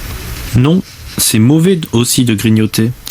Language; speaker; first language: French; native; French